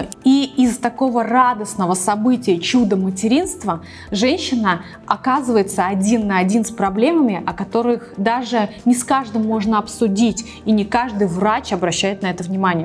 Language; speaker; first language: Russian; native; Russian